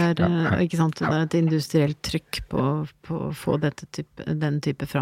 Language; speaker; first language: Norwegian; native; Norwegian